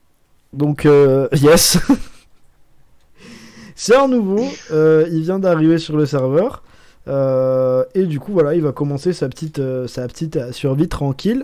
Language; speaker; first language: French; native; French